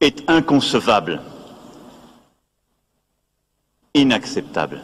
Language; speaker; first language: French; native; French